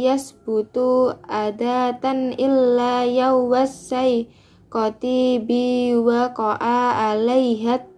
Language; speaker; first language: Arabic; non-native, learner; Indonesian